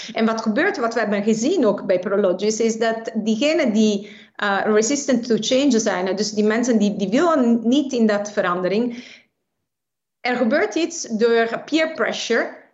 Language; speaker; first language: Dutch; non-native, fluent; Italian